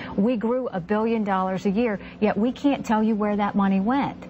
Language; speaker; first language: English; native; English